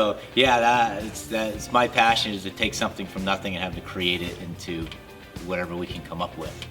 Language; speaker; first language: English; native; English